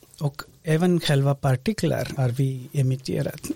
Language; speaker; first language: Swedish; non-native, fluent; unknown